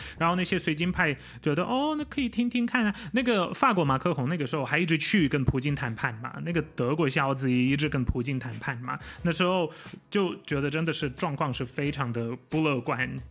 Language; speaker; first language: Chinese; non-native, fluent; Polish